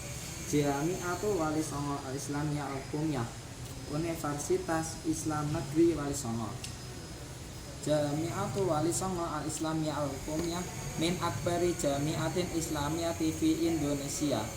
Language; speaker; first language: Arabic; non-native, learner; Indonesian